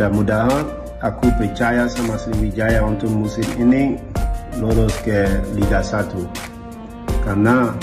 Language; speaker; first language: Indonesian; non-native, learner; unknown